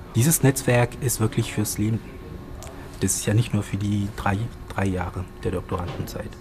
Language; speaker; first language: German; non-native, fluent; French